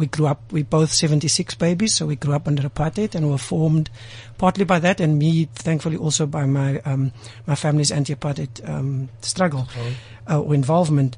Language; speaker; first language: English; native; English